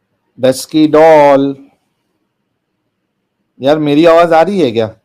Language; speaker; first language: Hindi; native; Hindi